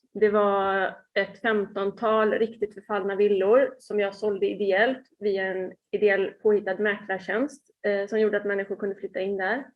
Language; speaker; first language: Swedish; native; Swedish